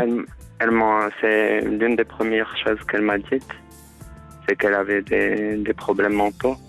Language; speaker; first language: French; non-native, local second language; Arabic